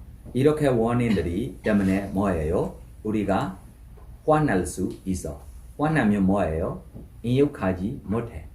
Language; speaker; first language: Korean; non-native, learner; Burmese